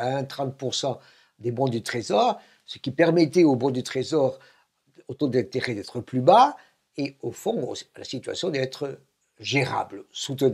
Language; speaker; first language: French; native; French